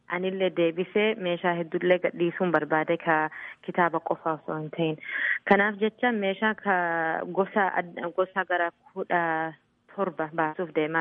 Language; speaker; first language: Oromo; early bilingual, heritage; Oromo